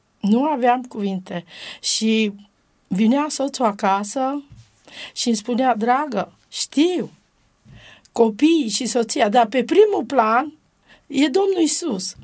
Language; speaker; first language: Romanian; non-native, local second language; Romany